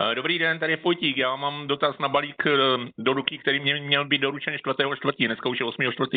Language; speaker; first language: Czech; native; Czech